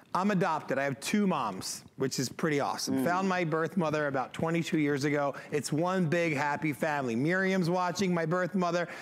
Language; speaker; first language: English; native; English